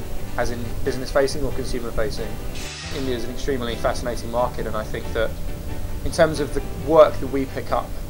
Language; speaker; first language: English; native; English